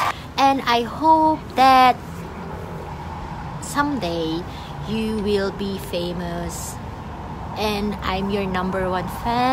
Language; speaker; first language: English; non-native, local second language; Filipino